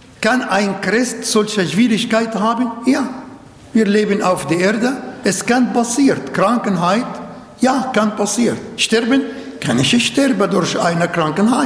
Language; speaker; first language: German; non-native, learner; Arabic